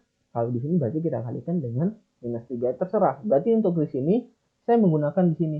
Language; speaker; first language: Indonesian; native; Indonesian